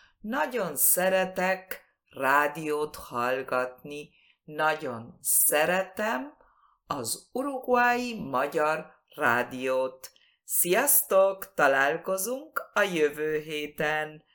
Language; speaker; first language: Hungarian; early bilingual, heritage; Spanish